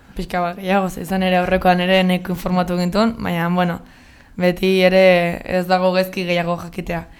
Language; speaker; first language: Basque; native; Basque